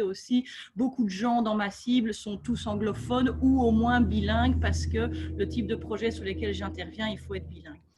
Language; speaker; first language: French; native; French